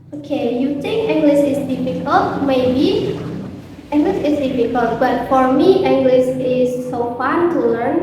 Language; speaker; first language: English; non-native, learner; Indonesian